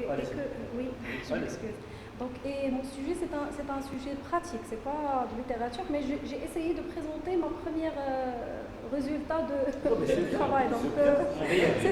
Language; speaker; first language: French; non-native, local second language; Arabic